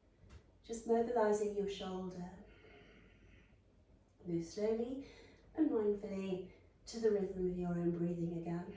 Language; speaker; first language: English; native; English